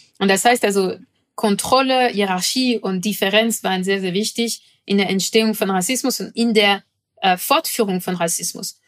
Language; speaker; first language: German; non-native, fluent; French